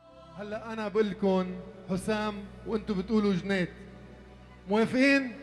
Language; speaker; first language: Arabic; native; Arabic